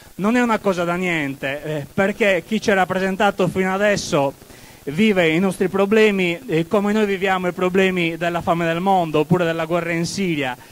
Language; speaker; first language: Italian; native; Italian